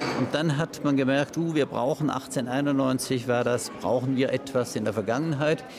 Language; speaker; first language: German; native; German